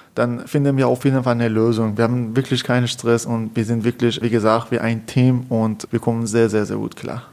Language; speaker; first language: German; non-native, learner; Persian